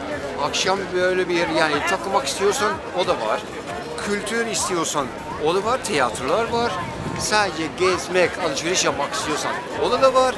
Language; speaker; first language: Turkish; non-native, fluent; Dutch